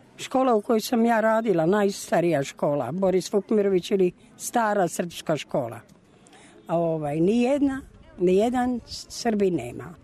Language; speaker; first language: Serbian; native; Serbian